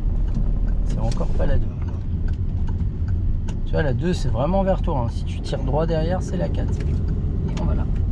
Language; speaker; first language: French; native; French